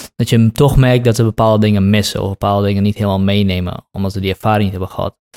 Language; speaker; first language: Dutch; early bilingual, other home language; Kurdish